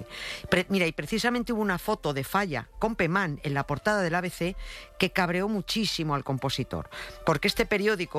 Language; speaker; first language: Spanish; native; Spanish